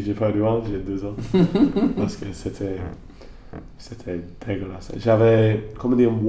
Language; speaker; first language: French; non-native, learner; English